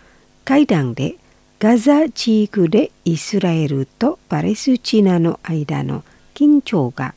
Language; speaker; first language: Japanese; non-native, fluent; Indonesian